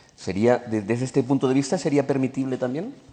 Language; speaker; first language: Spanish; native; Spanish